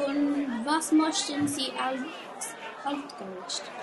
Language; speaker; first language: German; non-native, learner; English